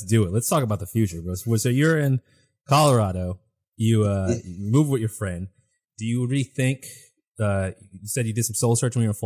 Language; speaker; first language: English; native; English